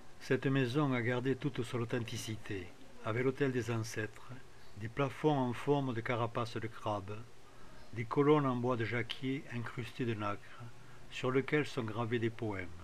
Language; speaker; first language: French; native; French